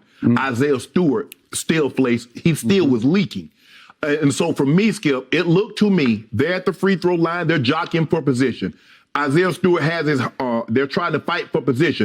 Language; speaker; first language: English; native; English